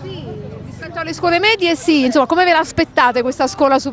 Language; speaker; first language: Italian; native; Italian